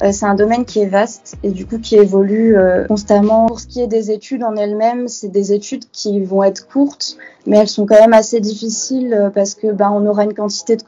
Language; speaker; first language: French; native; French